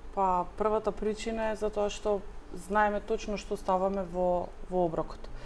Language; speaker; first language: Macedonian; native; Macedonian